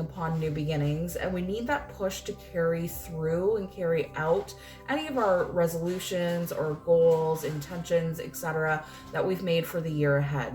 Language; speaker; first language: English; native; English